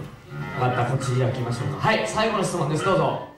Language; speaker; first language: Japanese; native; Japanese